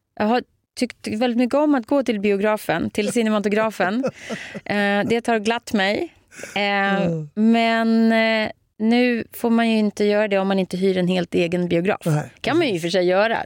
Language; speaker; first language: Swedish; native; Swedish